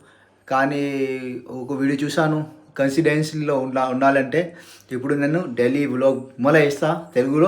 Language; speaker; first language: Telugu; non-native, learner; Hindi